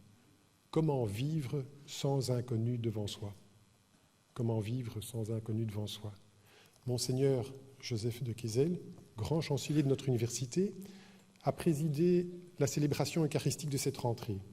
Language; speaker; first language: French; native; French